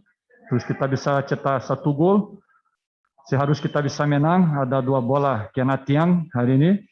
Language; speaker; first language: Indonesian; non-native, fluent; Portuguese